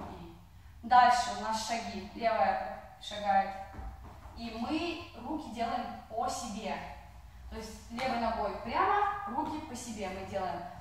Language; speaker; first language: Russian; non-native, fluent; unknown